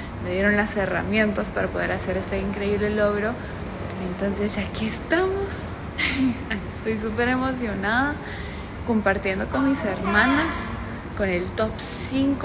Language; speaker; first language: Spanish; native; Spanish